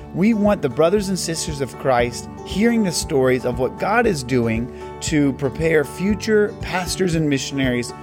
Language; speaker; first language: English; native; English